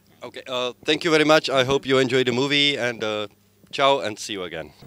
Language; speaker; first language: English; non-native, fluent; Czech